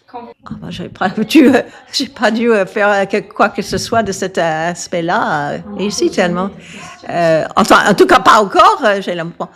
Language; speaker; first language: French; non-native, fluent; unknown